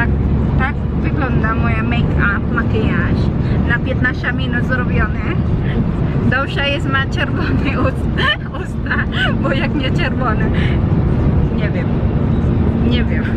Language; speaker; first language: Polish; non-native, learner; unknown